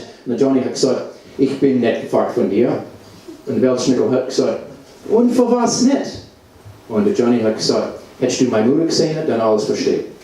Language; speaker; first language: German; non-native, learner; English